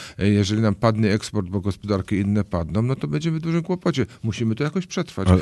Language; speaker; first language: Polish; native; Polish